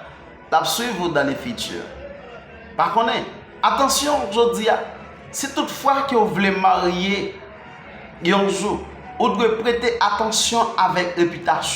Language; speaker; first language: French; non-native, learner; Haitian Creole